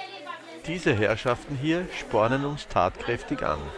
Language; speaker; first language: German; native; German